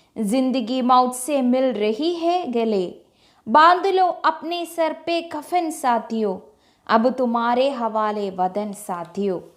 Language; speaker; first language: Hindi; non-native, local second language; Malayalam